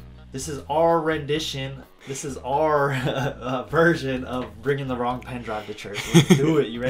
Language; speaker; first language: English; native; English